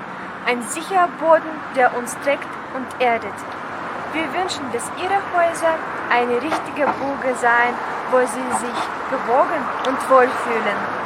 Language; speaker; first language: German; non-native, fluent; Russian